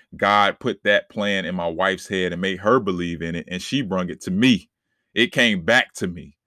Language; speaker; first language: English; native; English